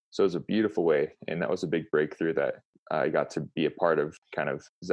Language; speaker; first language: English; native; English